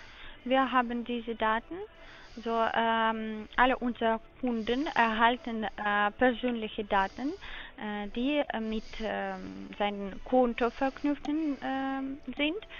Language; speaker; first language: German; non-native, learner; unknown